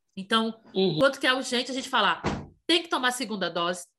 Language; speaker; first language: Portuguese; native; Portuguese